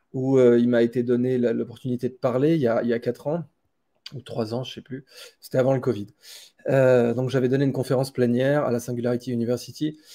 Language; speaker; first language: French; native; French